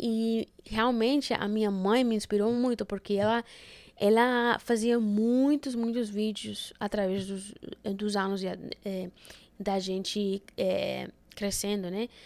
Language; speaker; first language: Portuguese; early bilingual, heritage; Portuguese